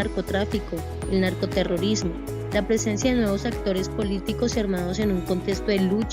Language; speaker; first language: Spanish; native; Spanish